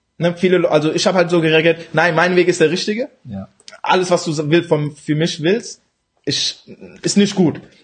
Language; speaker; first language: German; early bilingual, other home language; Urdu